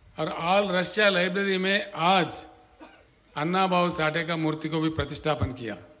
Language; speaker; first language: Hindi; non-native, local second language; Telugu